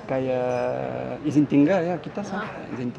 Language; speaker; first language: Indonesian; non-native, learner; French